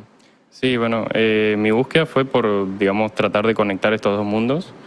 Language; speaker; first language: Spanish; native; Spanish